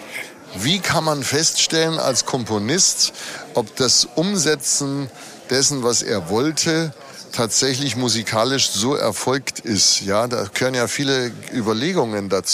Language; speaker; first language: German; native; German